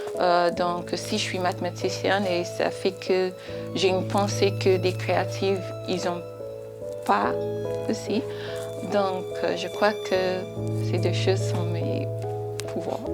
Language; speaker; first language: French; non-native, fluent; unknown